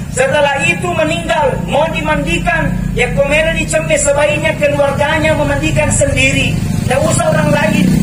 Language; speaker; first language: Indonesian; non-native, local second language; Buginese